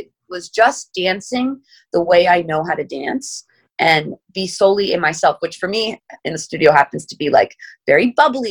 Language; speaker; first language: English; native; English